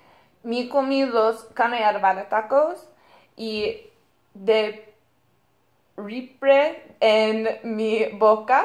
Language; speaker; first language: Spanish; non-native, learner; English